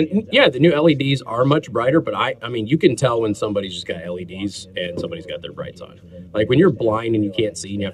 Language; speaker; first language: English; native; English